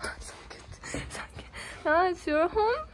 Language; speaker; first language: English; non-native, learner; Korean